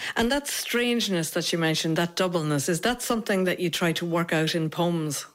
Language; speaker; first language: English; native; English